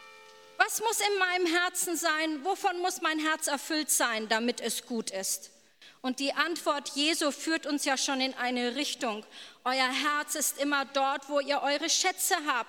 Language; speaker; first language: German; native; German